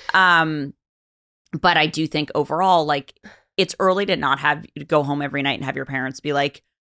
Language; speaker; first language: English; native; English